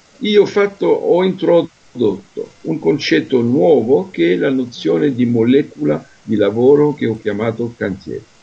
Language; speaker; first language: Italian; non-native, fluent; French